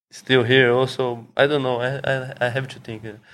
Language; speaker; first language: English; non-native, learner; Portuguese